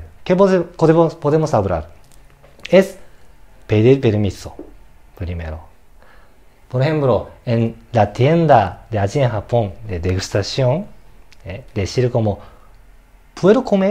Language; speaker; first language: Spanish; non-native, learner; Japanese